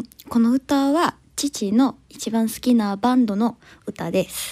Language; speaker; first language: Japanese; non-native, learner; English